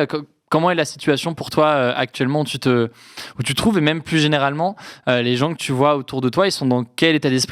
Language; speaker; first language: French; native; French